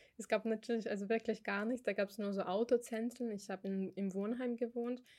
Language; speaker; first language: German; non-native, fluent; Ukrainian